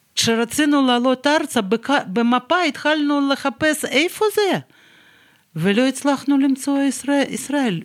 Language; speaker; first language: Hebrew; non-native, fluent; Russian